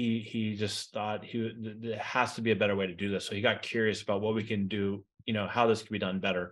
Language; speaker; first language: English; native; English